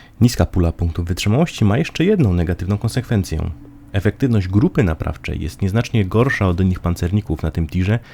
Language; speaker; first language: Polish; native; Polish